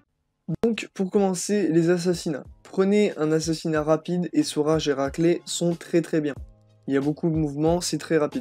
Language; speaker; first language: French; native; French